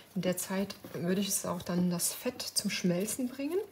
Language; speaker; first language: German; native; German